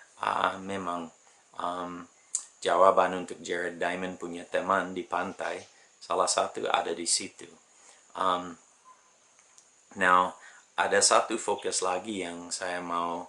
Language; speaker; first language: Indonesian; non-native, fluent; English